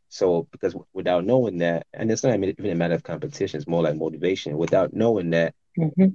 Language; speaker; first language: English; non-native, local second language; Akan